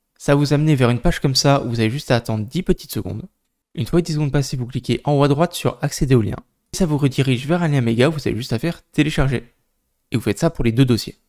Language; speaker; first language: French; native; French